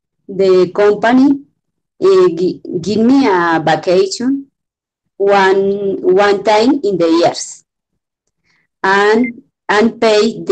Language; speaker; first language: English; non-native, learner; Spanish